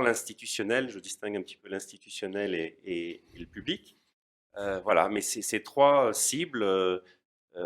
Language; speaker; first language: French; native; French